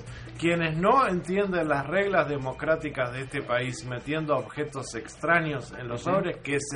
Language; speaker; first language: Spanish; native; Spanish